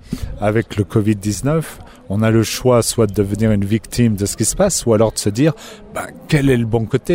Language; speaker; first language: French; native; French